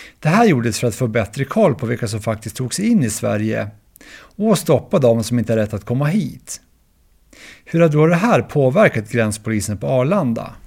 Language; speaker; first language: Swedish; native; Swedish